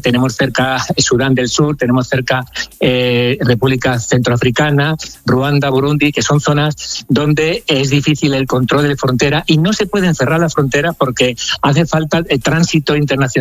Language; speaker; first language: Spanish; native; Spanish